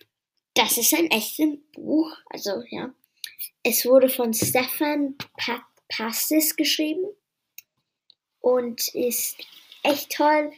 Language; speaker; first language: German; non-native, learner; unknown